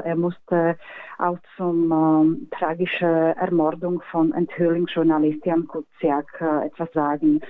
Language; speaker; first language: German; non-native, fluent; Slovak